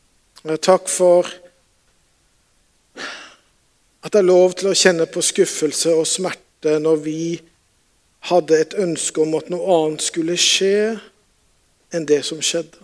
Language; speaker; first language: Norwegian; native; Norwegian